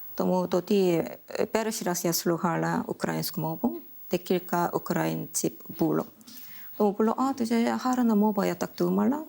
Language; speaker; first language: Ukrainian; non-native, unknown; Korean